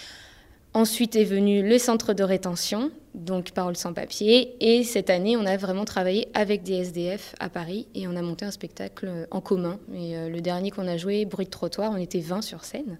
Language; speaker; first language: French; native; French